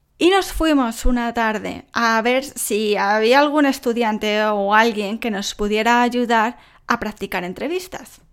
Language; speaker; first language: Spanish; native; Spanish